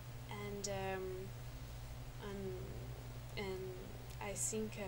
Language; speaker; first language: English; non-native, learner; French